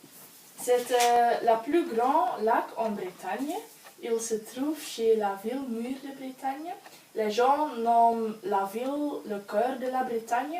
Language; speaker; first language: French; non-native, learner; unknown